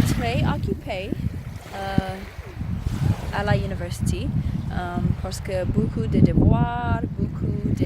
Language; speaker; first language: French; non-native, learner; English